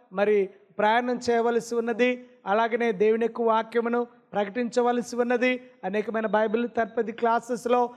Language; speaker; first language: Telugu; non-native, local second language; Lambadi